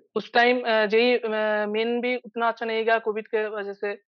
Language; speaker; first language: Hindi; non-native, local second language; Bangla